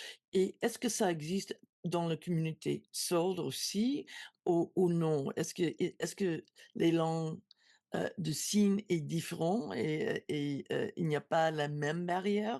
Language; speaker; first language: French; non-native, learner; English